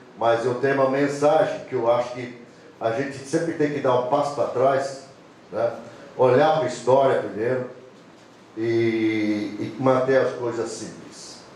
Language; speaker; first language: Portuguese; non-native, fluent; English